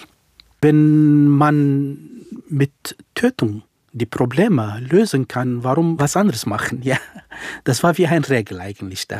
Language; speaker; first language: German; non-native, fluent; Central Kurdish